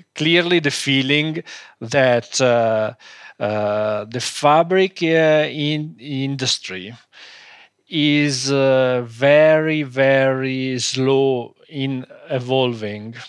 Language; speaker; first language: English; non-native, fluent; Italian